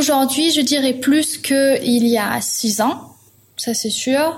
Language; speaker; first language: French; non-native, fluent; German